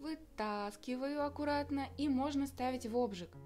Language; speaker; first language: Russian; native; Russian